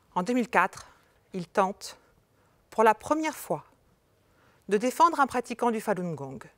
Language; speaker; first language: French; native; French